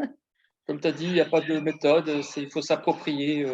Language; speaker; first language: French; native; French